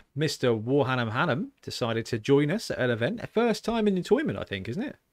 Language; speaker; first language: English; native; English